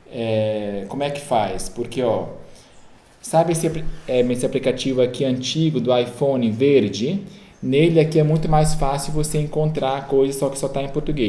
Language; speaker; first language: Portuguese; native; Portuguese